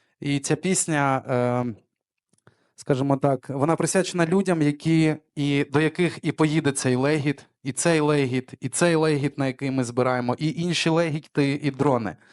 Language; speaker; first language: Ukrainian; early bilingual, other home language; Armenian